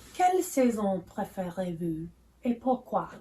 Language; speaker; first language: French; non-native, learner; English